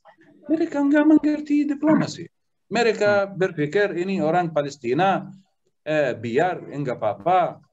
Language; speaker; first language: Indonesian; non-native, learner; Arabic